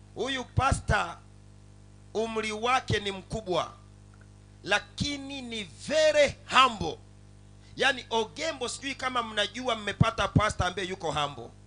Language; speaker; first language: Swahili; non-native, local second language; Sukuma